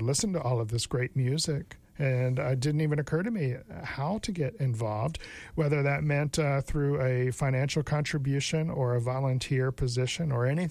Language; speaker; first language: English; native; English